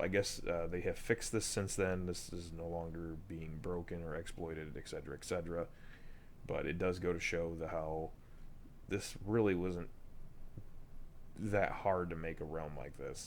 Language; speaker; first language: English; native; English